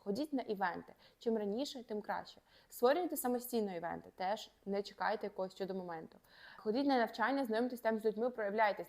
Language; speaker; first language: Ukrainian; native; Ukrainian